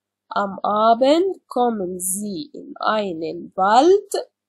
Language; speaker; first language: German; non-native, learner; Arabic